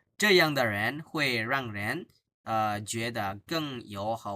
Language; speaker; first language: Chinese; non-native, fluent; Bangla